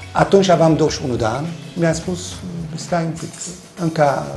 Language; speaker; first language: Romanian; non-native, fluent; Arabic